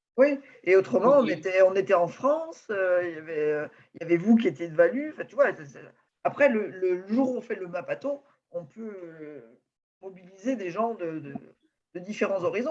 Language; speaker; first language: French; native; French